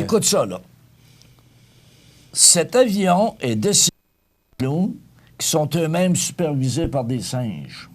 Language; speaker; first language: French; native; French